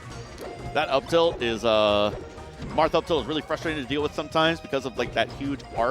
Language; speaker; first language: English; native; English